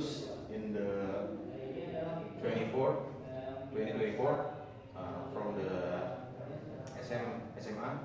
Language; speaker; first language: English; non-native, learner; Indonesian